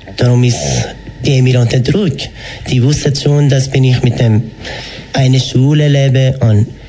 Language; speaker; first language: German; non-native, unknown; Persian